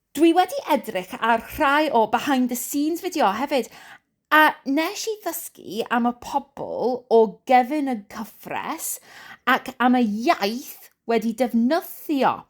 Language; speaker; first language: Welsh; non-native, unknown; English